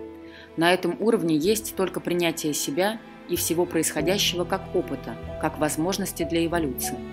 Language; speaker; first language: Russian; native; Russian